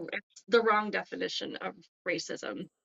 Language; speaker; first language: English; native; English